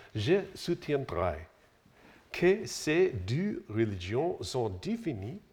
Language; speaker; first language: French; non-native, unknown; English